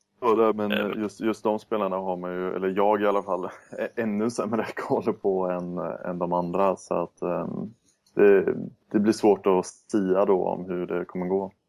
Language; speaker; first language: Swedish; native; Swedish